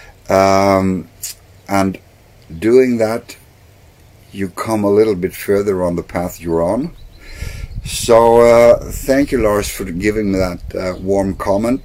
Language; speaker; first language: English; non-native, fluent; Swedish